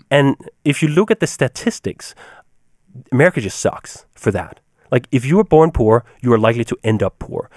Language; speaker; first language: English; non-native, fluent; Danish